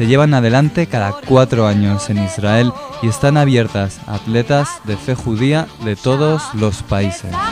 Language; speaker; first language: Spanish; native; Spanish